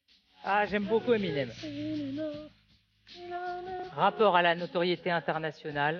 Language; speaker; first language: French; native; French